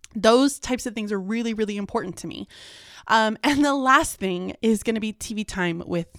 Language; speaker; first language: English; early bilingual, other home language; Spanish